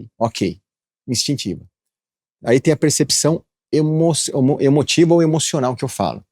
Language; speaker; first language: Portuguese; early bilingual, other home language; Japanese